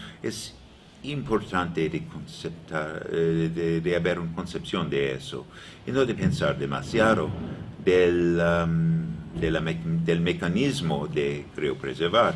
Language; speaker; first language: Spanish; non-native, learner; English